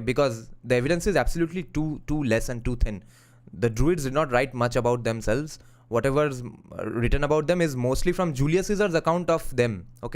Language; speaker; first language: English; non-native, local second language; Bangla